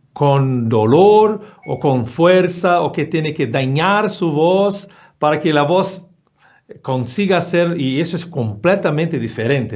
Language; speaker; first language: Spanish; non-native, fluent; Portuguese